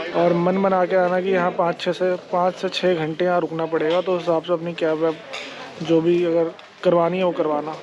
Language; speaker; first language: Hindi; native; Hindi